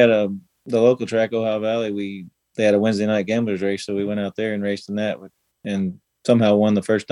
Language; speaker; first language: English; native; English